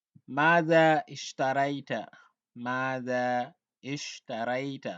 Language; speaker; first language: Arabic; non-native, fluent; Wolof